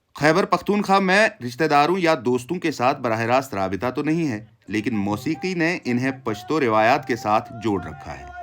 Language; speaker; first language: Urdu; non-native, local second language; Kashmiri